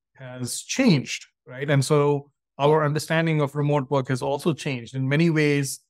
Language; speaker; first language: English; non-native, local second language; Tamil